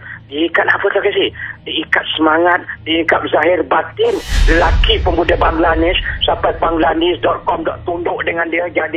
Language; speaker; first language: Malay; native; Malay